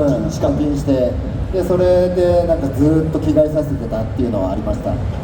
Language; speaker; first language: Japanese; native; Japanese